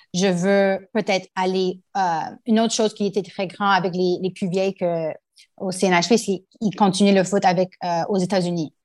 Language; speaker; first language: French; non-native, local second language; English